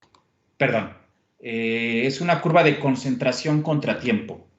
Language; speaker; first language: Spanish; native; Spanish